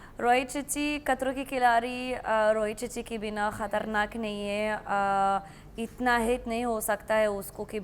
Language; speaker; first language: Hindi; non-native, learner; Arabic